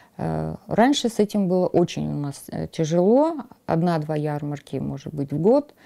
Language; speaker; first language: Russian; native; Russian